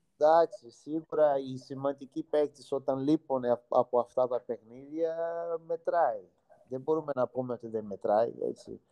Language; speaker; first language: Greek; non-native, fluent; Portuguese